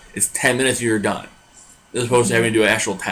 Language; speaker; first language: English; native; English